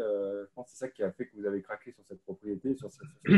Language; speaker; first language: French; native; French